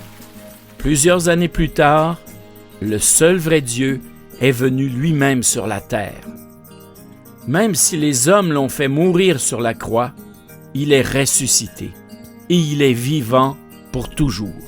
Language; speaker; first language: French; native; French